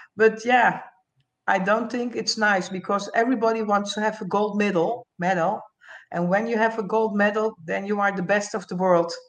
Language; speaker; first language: English; non-native, learner; Dutch